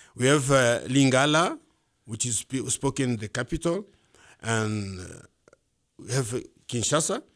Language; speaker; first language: English; non-native, learner; Swahili